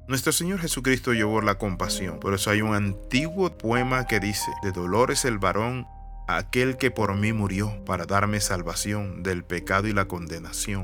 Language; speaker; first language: Spanish; native; Spanish